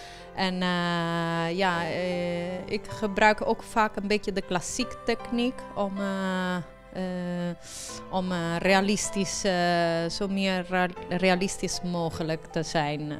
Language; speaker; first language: Dutch; early bilingual, heritage; Italian